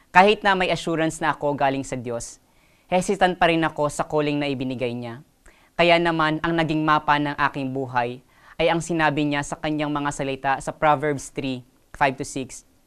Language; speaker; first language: Filipino; non-native, local second language; Waray